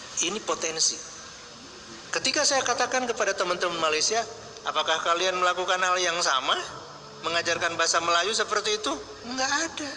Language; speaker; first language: Indonesian; native; Indonesian